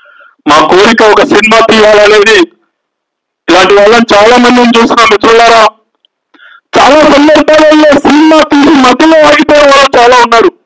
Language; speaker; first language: Telugu; native; Telugu